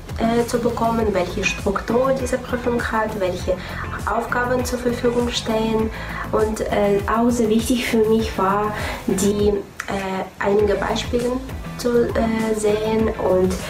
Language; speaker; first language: German; non-native, fluent; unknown